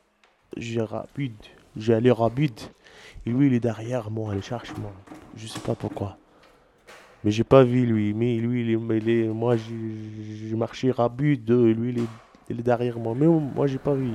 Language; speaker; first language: French; non-native, learner; Arabic